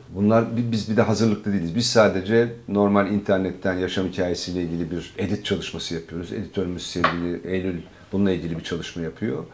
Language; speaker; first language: Turkish; native; Turkish